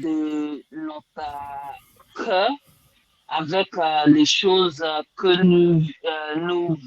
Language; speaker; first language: French; non-native, learner; English